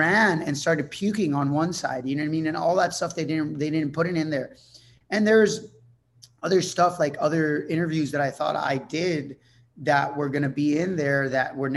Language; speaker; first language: English; non-native, fluent; Spanish